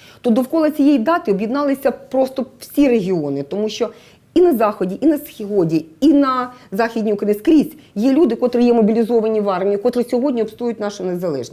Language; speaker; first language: Ukrainian; native; Ukrainian